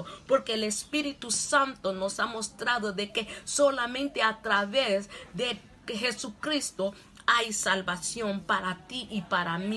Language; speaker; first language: Spanish; non-native, local second language; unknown